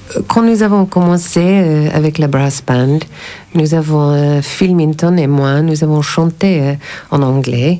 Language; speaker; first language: French; non-native, learner; English